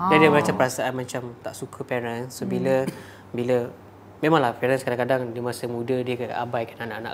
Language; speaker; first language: Malay; native; Malay